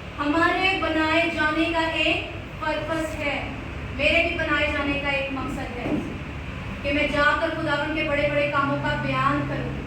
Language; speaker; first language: Urdu; native; Urdu